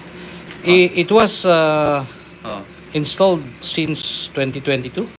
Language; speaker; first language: English; non-native, local second language; Filipino